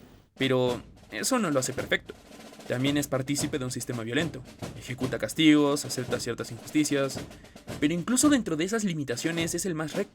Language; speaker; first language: Spanish; native; Spanish